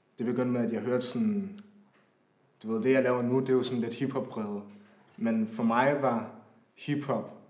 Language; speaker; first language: Danish; native; Danish